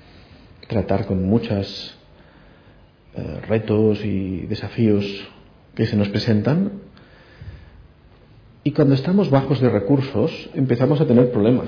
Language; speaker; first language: Spanish; native; Spanish